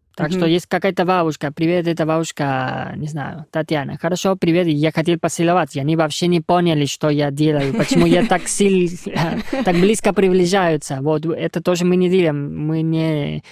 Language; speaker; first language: Russian; non-native, fluent; Spanish